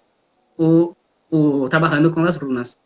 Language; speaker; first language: Spanish; non-native, learner; Portuguese